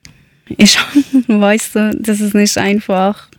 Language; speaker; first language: German; non-native, learner; Persian